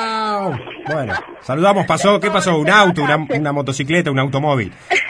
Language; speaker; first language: Spanish; native; Spanish